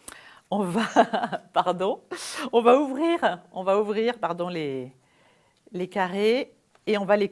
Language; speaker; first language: French; native; French